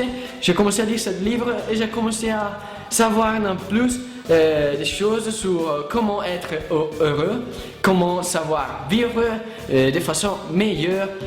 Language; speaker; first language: French; non-native, learner; Italian